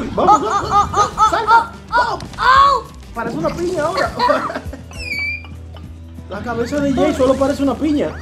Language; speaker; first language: Spanish; native; Spanish